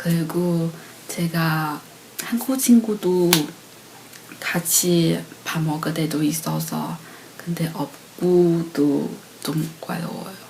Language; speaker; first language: Korean; non-native, learner; Chinese